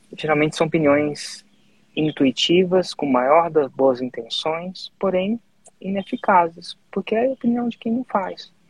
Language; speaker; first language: Portuguese; native; Portuguese